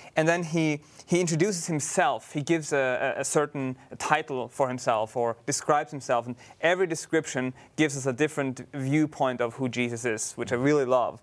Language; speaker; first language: English; non-native, fluent; German